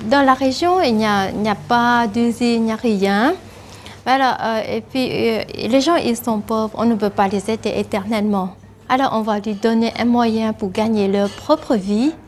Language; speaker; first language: French; non-native, fluent; Vietnamese